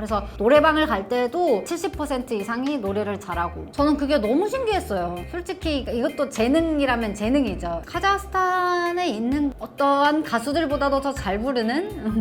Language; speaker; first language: Korean; non-native, fluent; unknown